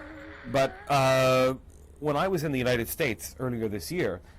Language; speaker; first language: English; native; English